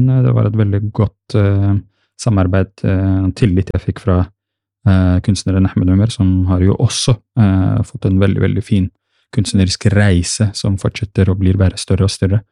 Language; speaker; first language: Norwegian; early bilingual, other home language; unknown